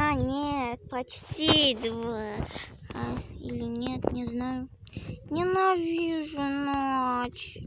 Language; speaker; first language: Russian; non-native, local second language; Kazakh